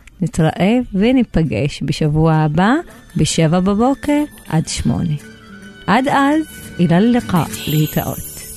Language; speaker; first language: Hebrew; non-native, local second language; Arabic